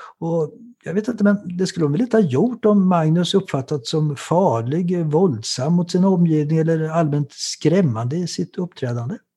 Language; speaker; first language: Swedish; native; Swedish